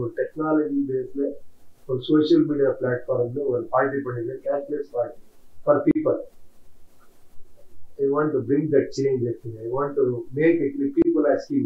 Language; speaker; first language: Tamil; non-native, learner; Kannada